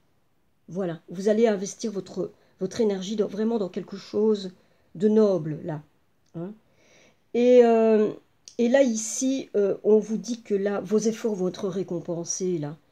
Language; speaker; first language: French; native; French